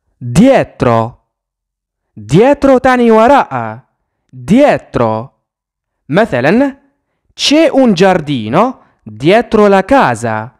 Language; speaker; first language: Italian; non-native, fluent; Arabic